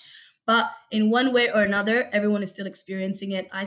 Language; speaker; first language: English; early bilingual, other home language; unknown